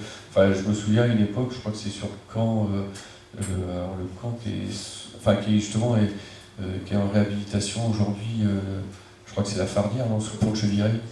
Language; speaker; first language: French; native; French